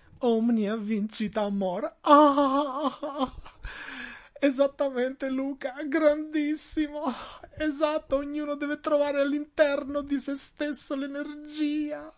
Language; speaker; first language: Italian; non-native, fluent; Albanian